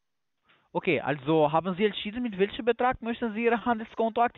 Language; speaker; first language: German; non-native, learner; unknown